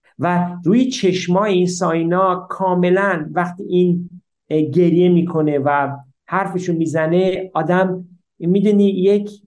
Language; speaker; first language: Persian; early bilingual, heritage; English